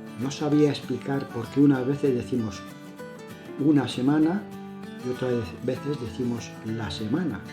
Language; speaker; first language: Spanish; native; Spanish